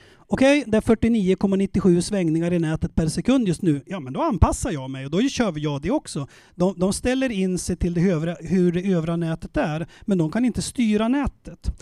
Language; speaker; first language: Swedish; native; Swedish